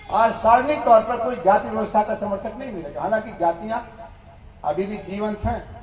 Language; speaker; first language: Hindi; non-native, local second language; Bhojpuri